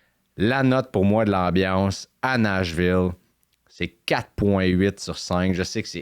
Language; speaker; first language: French; native; French